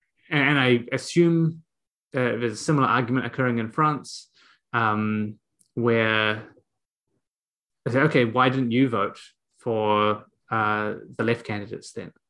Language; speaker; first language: English; native; English